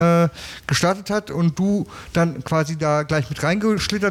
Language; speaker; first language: German; native; German